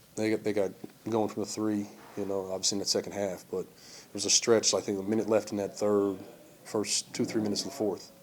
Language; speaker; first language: English; native; English